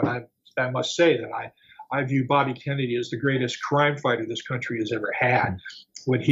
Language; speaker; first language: English; native; English